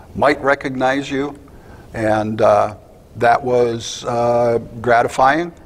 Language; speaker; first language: English; native; English